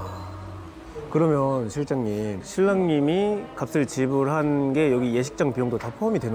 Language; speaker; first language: Korean; native; Korean